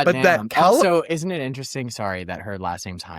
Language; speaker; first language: English; native; English